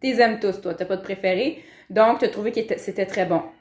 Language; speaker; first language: French; native; French